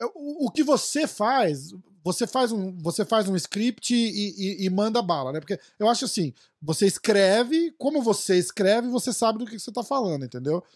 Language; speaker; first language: Portuguese; native; Portuguese